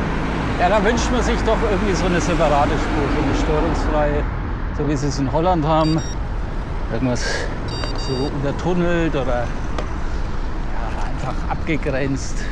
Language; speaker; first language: German; native; German